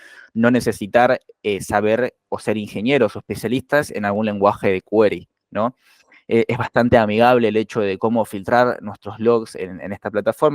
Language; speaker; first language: Spanish; native; Spanish